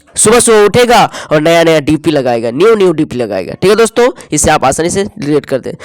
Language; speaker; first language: Hindi; native; Hindi